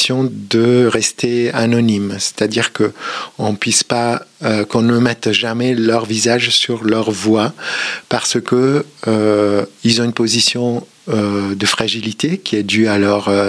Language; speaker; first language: French; native; French